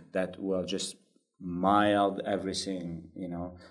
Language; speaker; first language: English; non-native, fluent; French